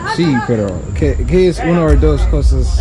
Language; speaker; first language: Spanish; non-native, learner; English